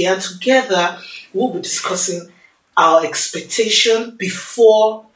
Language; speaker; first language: English; non-native, local second language; Yoruba